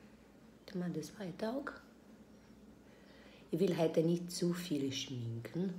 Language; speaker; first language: German; non-native, fluent; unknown